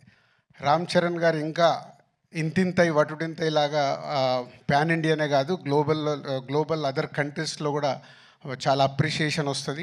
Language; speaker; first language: Telugu; native; Telugu